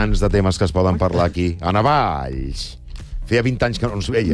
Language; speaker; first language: Catalan; native; Catalan